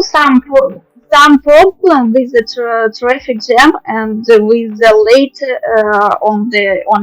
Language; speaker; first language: English; non-native, learner; Russian